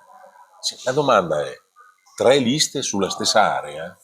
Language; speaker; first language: Italian; native; Italian